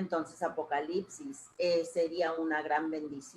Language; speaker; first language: Spanish; native; Spanish